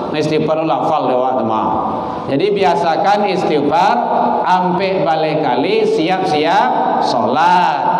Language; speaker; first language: Malay; non-native, local second language; Minangkabau